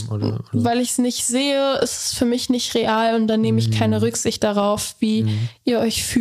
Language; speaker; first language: German; native; German